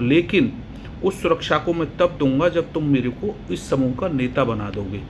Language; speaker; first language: Hindi; native; Hindi